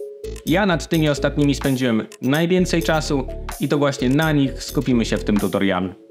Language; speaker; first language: Polish; native; Polish